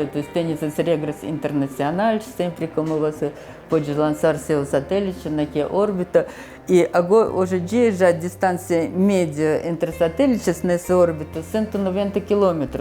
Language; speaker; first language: Portuguese; non-native, fluent; Russian